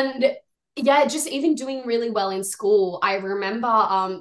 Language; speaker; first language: English; native; English